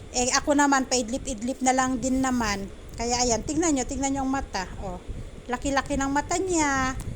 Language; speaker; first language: Filipino; native; Filipino